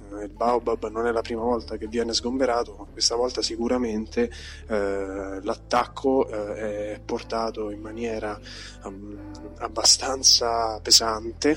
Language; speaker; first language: Italian; native; Italian